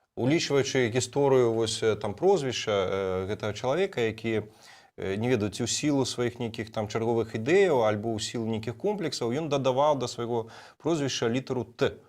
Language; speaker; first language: Belarusian; native; Belarusian